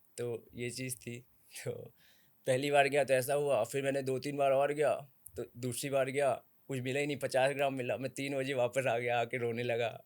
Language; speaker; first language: Hindi; native; Hindi